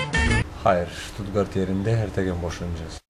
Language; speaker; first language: Turkish; non-native, fluent; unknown